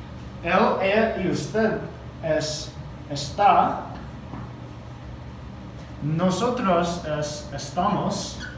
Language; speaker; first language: Spanish; non-native, learner; English